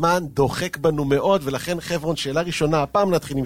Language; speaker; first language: Hebrew; native; Hebrew